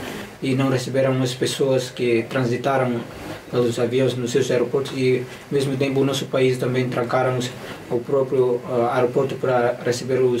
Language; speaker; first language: Portuguese; non-native, learner; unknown